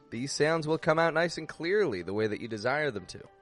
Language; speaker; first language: English; native; English